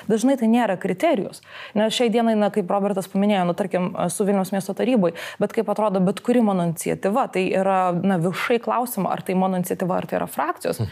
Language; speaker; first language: Lithuanian; non-native, local second language; Polish